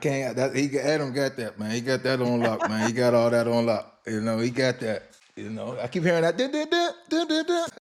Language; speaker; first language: English; native; English